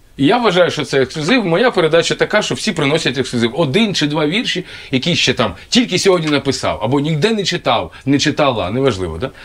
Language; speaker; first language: Ukrainian; native; Ukrainian